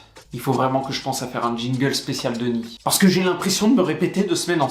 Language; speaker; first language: French; native; French